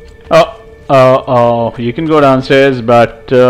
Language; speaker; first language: English; non-native, local second language; Hindi